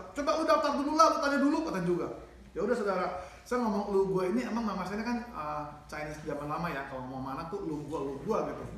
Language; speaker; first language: Indonesian; native; Indonesian